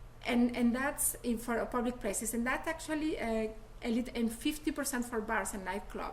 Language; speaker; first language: English; non-native, fluent; Spanish